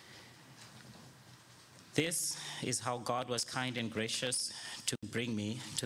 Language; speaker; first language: English; non-native, local second language; Shona